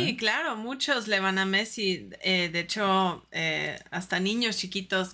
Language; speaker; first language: Spanish; early bilingual, heritage; Spanish